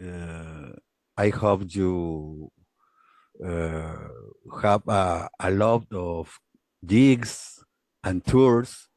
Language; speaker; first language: English; non-native, learner; Spanish